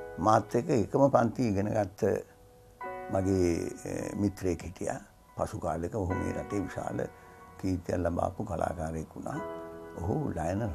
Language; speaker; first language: Sinhala; native; Sinhala